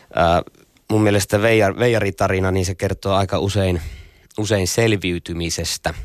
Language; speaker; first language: Finnish; native; Finnish